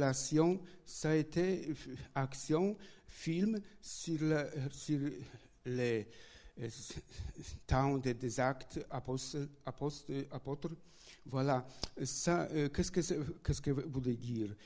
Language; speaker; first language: French; non-native, learner; Polish